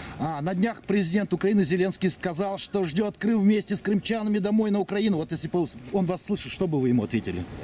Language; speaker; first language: Russian; native; Russian